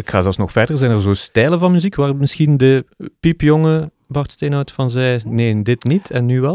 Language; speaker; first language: Dutch; native; Dutch